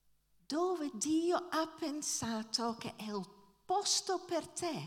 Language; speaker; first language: Italian; non-native, fluent; Dutch